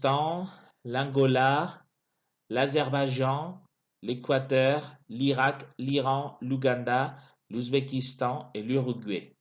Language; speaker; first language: French; non-native, fluent; Spanish